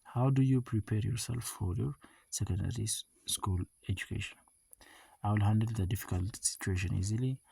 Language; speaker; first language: English; non-native, local second language; Amharic